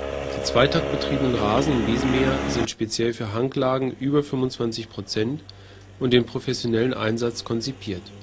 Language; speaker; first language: German; native; German